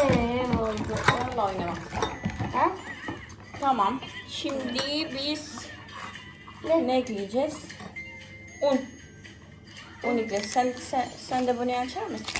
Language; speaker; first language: Turkish; non-native, fluent; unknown